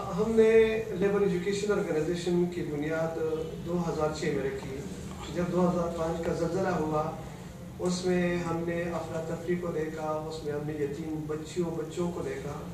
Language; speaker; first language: Urdu; non-native, local second language; Pashto